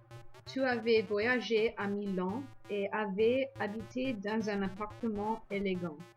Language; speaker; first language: French; non-native, learner; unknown